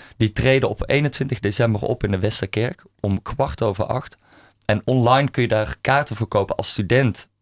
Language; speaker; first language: Dutch; native; Dutch